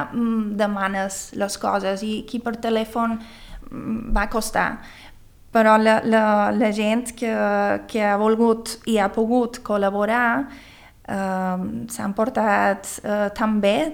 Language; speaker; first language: Catalan; early bilingual, other home language; Swedish